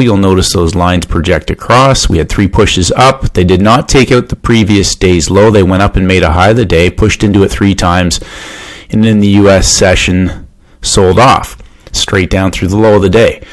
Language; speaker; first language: English; native; English